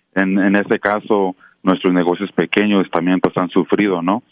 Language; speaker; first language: Spanish; native; Spanish